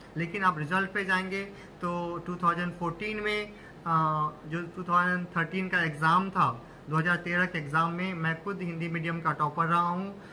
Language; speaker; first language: Hindi; native; Hindi